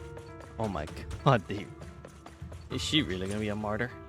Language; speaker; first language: English; native; English